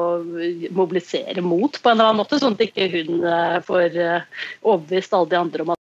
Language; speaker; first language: Norwegian; native; Norwegian